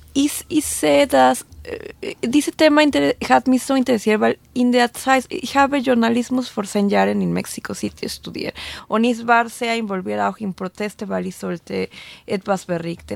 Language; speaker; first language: German; non-native, fluent; Spanish